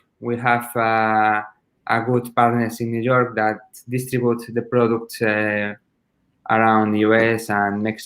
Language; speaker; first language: English; non-native, learner; Spanish